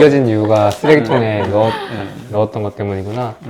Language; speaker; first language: Korean; native; Korean